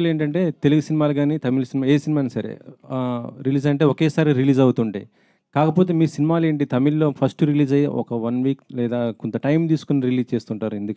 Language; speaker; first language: Telugu; native; Telugu